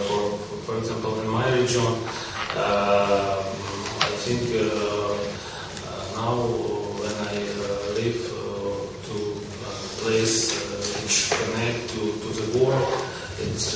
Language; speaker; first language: English; non-native, learner; Russian